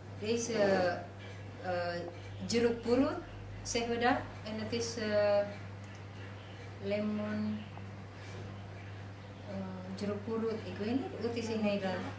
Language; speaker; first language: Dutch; non-native, learner; Indonesian